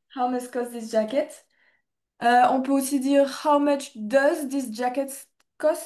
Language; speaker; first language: English; non-native, fluent; French